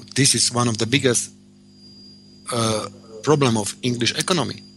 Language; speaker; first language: English; non-native, learner; Slovak